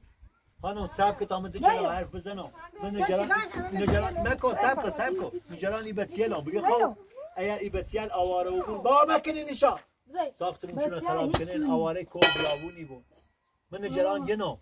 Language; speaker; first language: Persian; non-native, local second language; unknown